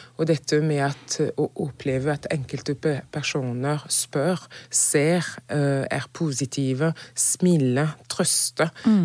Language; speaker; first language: Norwegian; non-native, fluent; French